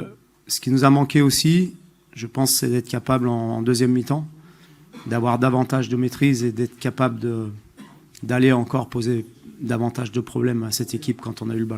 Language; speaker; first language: French; native; French